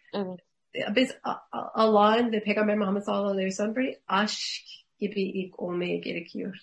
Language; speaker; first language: Turkish; non-native, learner; English